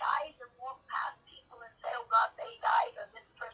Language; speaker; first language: English; native; English